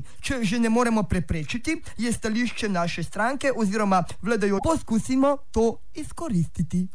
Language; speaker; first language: Slovenian; native; Slovenian